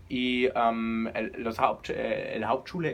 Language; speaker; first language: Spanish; non-native, learner; German